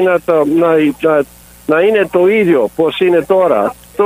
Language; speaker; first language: Greek; early bilingual, heritage; English